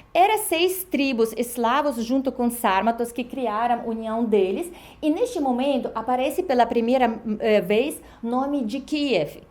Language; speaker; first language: Portuguese; non-native, fluent; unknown